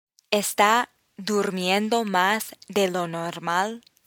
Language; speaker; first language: Spanish; non-native, fluent; English